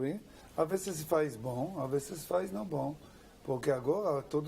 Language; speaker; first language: Portuguese; non-native, learner; Hebrew